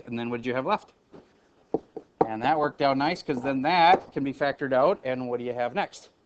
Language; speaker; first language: English; native; English